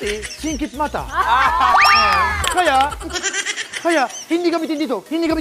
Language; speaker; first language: Filipino; non-native, learner; Japanese